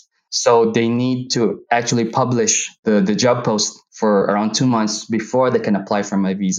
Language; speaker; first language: English; non-native, local second language; Hiligaynon